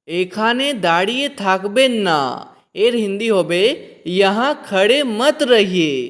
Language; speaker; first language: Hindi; non-native, fluent; Bangla